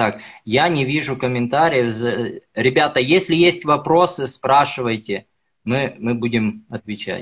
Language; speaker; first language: Russian; native; Russian